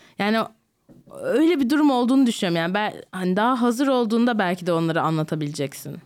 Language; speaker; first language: Turkish; early bilingual, heritage; Turkish